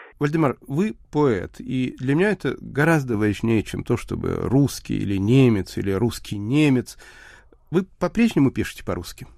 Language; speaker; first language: Russian; native; Russian